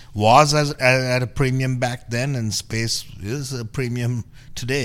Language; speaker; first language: English; non-native, local second language; Punjabi